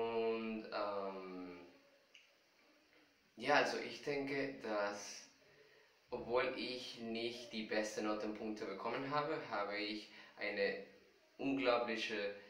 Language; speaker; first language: German; non-native, fluent; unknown